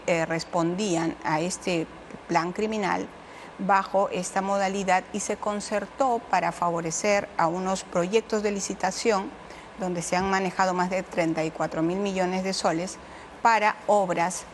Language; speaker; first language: Spanish; native; Spanish